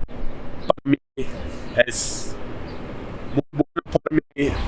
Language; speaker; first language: Spanish; non-native, learner; Turkish